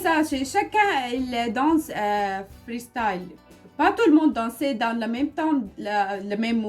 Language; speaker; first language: French; non-native, learner; Arabic